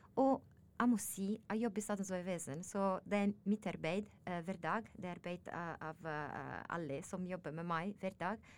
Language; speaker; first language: Norwegian; non-native, learner; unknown